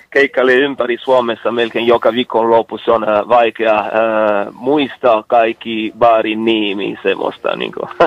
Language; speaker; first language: Finnish; non-native, learner; Italian